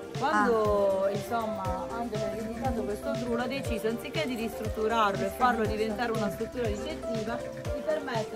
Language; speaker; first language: Italian; native; Italian